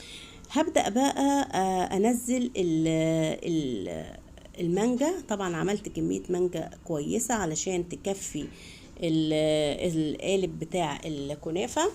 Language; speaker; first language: Arabic; native; Arabic